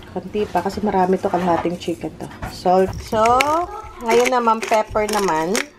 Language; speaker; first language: Filipino; native; Filipino